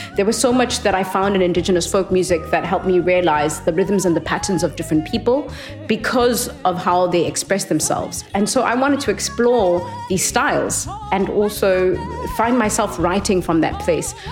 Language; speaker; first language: English; non-native, local second language; Xhosa